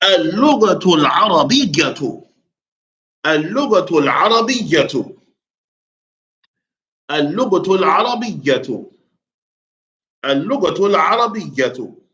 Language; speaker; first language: Arabic; non-native, fluent; English